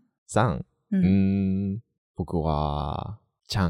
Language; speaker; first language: Japanese; non-native, fluent; English